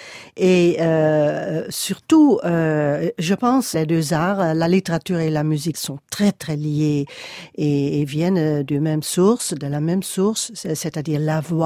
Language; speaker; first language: French; non-native, fluent; Dutch